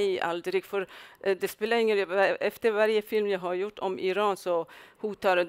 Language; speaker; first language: Swedish; non-native, fluent; Persian